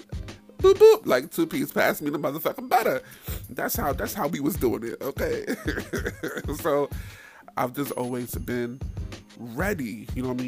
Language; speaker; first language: English; native; English